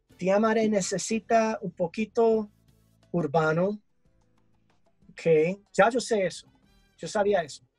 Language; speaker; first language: Spanish; early bilingual, heritage; English